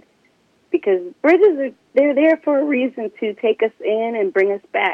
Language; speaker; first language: English; native; English